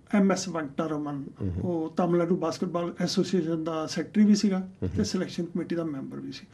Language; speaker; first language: Punjabi; native; Punjabi